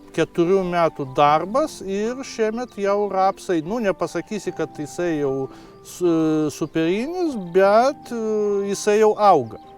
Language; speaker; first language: Lithuanian; non-native, local second language; Polish